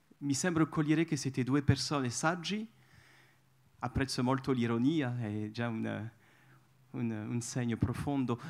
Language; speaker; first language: Italian; non-native, fluent; French